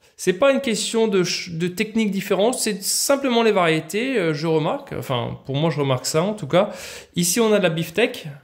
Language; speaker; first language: French; native; French